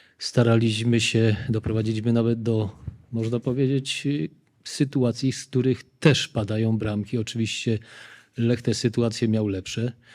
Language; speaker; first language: Polish; native; Polish